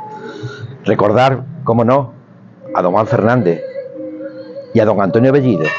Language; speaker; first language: Spanish; native; Spanish